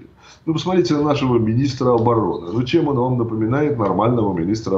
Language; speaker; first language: Russian; native; Russian